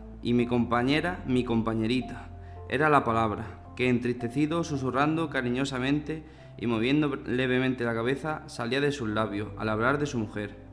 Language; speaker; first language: Spanish; native; Spanish